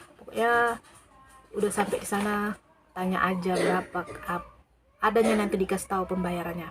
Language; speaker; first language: Indonesian; native; Indonesian